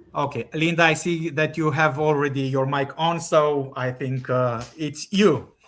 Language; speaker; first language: English; non-native, fluent; Romanian